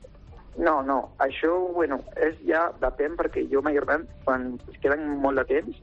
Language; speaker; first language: Catalan; non-native, local second language; Spanish